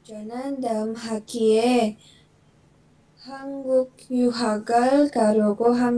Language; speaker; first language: Korean; non-native, learner; Indonesian